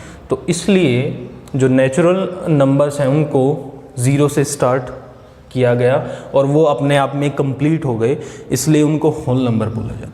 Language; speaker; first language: Hindi; native; Hindi